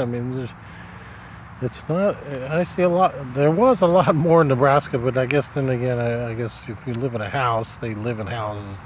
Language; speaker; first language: English; native; English